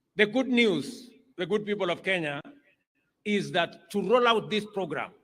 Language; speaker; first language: English; non-native, local second language; Kalenjin